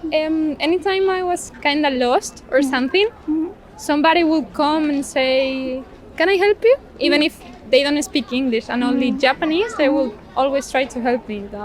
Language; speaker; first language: English; non-native, fluent; Spanish